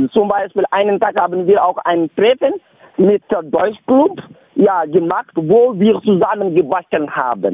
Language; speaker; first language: German; non-native, learner; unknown